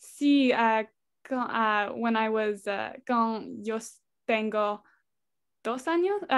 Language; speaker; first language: Spanish; non-native, learner; English